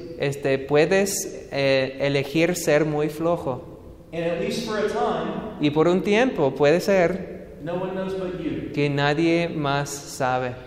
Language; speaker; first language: Spanish; non-native, fluent; English